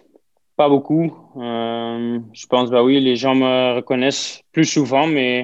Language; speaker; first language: French; non-native, fluent; Dutch